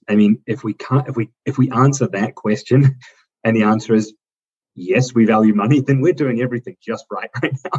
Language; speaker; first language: English; native; English